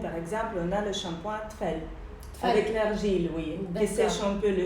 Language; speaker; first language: French; non-native, local second language; Arabic